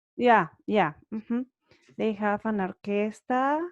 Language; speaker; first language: English; non-native, learner; Spanish